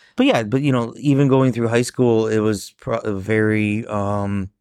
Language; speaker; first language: English; native; English